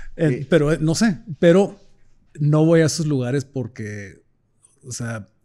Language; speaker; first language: Spanish; native; Spanish